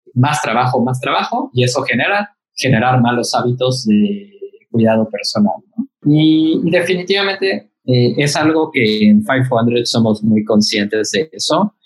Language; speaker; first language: Spanish; native; Spanish